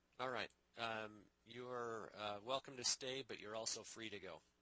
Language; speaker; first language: English; native; English